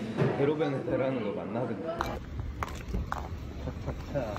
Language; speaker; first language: Korean; native; Korean